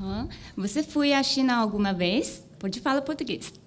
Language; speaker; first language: Portuguese; non-native, learner; Chinese